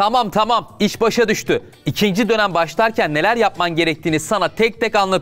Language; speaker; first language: Turkish; native; Turkish